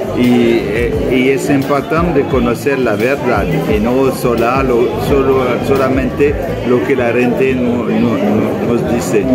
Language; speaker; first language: Spanish; non-native, learner; French